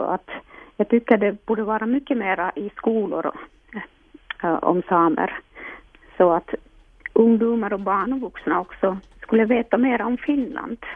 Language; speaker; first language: Swedish; non-native, local second language; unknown